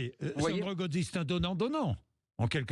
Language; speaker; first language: French; native; French